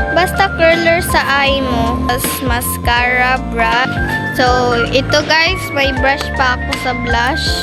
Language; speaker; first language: Filipino; non-native, local second language; Cebuano